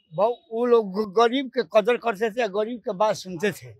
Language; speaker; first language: Hindi; native; Hindi